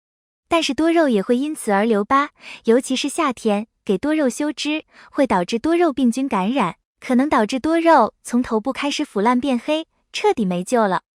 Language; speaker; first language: Chinese; native; Chinese